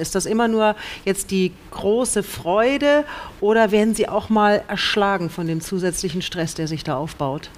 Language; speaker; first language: German; native; German